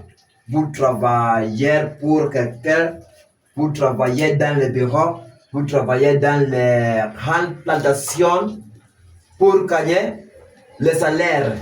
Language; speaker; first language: French; non-native, fluent; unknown